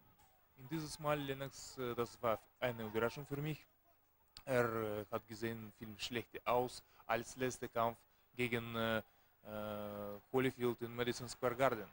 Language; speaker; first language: German; non-native, learner; Russian